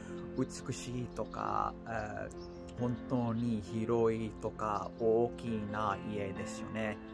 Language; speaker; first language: Japanese; non-native, learner; English